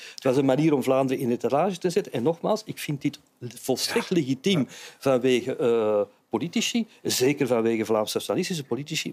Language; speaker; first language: Dutch; native; Dutch